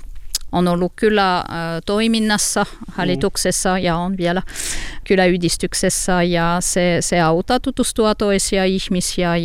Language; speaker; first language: Finnish; non-native, learner; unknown